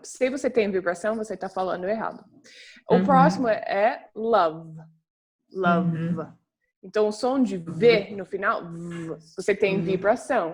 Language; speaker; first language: Portuguese; non-native, fluent; English